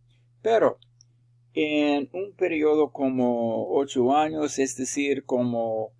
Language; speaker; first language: Spanish; non-native, fluent; English